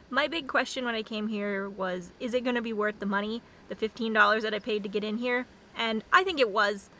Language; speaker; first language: English; native; English